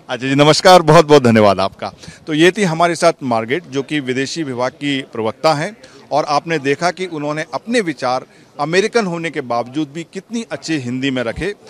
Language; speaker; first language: Hindi; native; Hindi